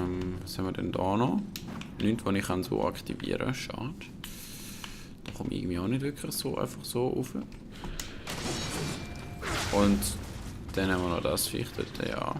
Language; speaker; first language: German; native; German